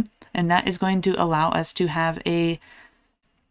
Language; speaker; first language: English; native; English